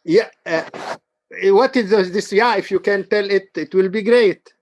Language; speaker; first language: English; non-native, learner; Arabic